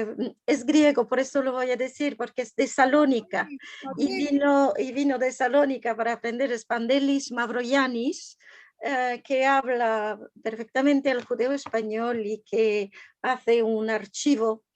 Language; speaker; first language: Spanish; non-native, fluent; French